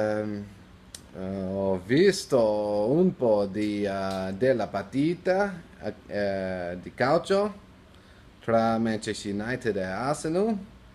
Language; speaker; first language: Italian; non-native, learner; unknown